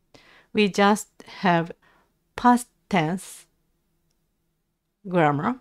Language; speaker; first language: English; non-native, learner; Japanese